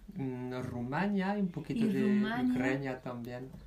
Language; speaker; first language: Spanish; non-native, fluent; French